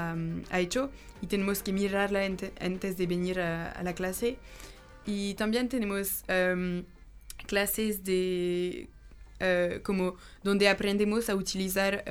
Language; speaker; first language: Spanish; non-native, learner; French